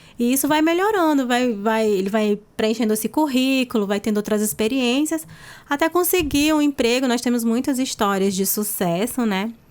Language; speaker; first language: Portuguese; native; Portuguese